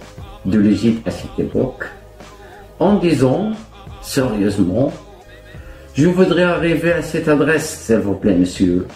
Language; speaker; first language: French; non-native, fluent; Arabic